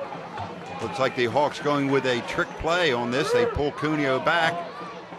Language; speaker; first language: English; native; English